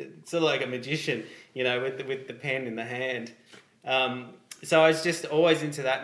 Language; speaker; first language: English; native; English